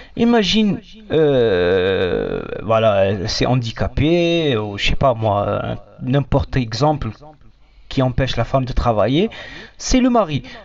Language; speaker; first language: French; non-native, local second language; Arabic